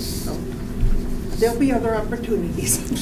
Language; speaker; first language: English; native; English